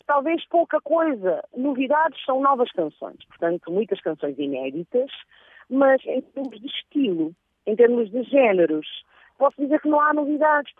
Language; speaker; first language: Portuguese; non-native, local second language; Kabuverdianu